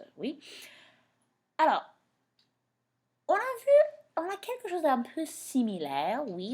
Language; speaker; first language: French; non-native, fluent; English